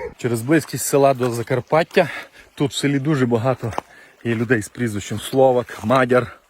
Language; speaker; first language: Ukrainian; native; Ukrainian